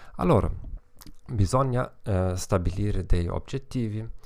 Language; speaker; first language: Italian; non-native, learner; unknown